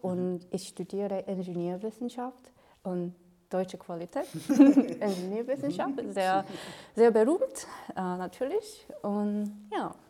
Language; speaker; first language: German; non-native, learner; Korean